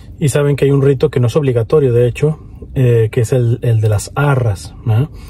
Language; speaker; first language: Spanish; native; Spanish